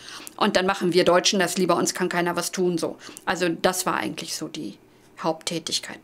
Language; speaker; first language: German; native; German